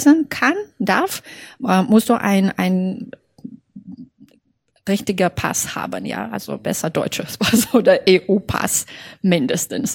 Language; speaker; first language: German; non-native, fluent; Russian